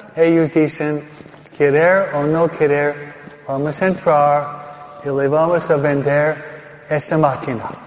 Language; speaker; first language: Spanish; non-native, fluent; English